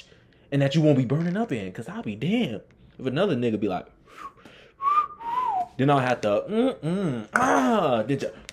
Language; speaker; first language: English; native; English